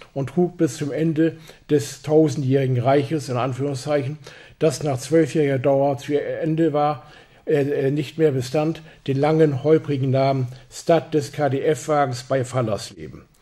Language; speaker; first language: German; native; German